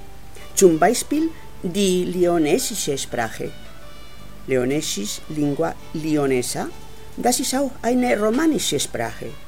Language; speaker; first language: German; non-native, learner; Spanish